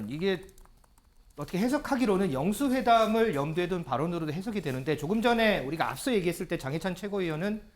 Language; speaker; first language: Korean; native; Korean